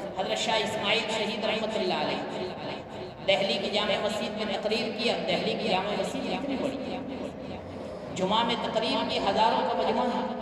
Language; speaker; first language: Urdu; non-native, local second language; Gujarati